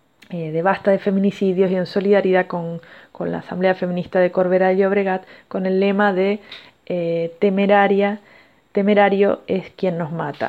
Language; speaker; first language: Spanish; native; Spanish